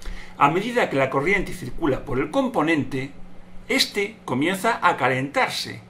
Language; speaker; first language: Spanish; native; Spanish